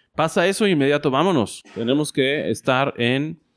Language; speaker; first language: Spanish; non-native, learner; English